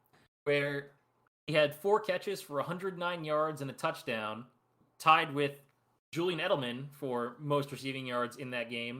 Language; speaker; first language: English; native; English